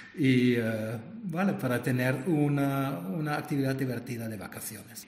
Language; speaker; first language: Spanish; non-native, fluent; German